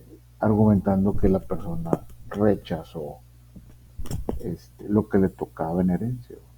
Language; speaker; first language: Spanish; native; Spanish